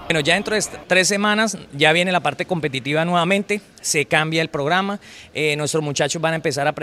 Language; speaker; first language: Spanish; native; Spanish